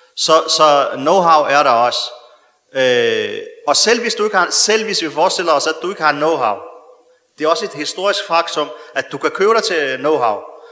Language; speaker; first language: Danish; early bilingual, other home language; Arabic